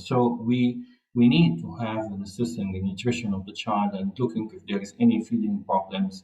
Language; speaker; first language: English; non-native, fluent; Arabic